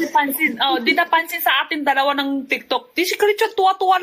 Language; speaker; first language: Filipino; non-native, learner; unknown